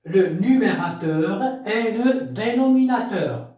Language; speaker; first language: French; non-native, local second language; Arabic